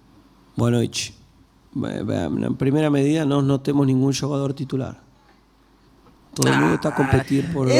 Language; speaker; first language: Portuguese; non-native, learner; Spanish